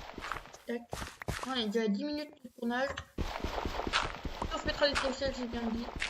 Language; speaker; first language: French; native; French